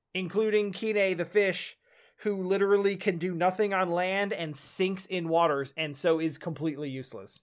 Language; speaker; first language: English; native; English